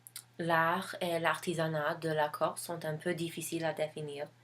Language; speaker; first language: French; non-native, learner; English